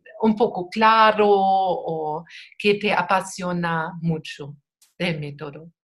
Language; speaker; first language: Spanish; non-native, learner; German